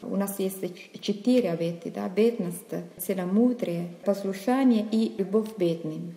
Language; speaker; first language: Russian; non-native, fluent; Italian